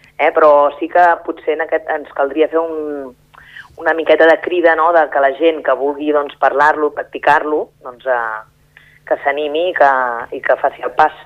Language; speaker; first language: Catalan; native; Catalan